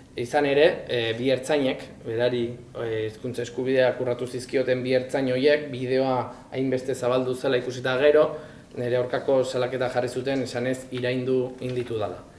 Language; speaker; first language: Basque; native; Basque